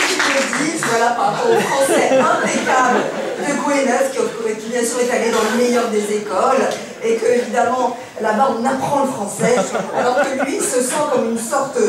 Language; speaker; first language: French; native; French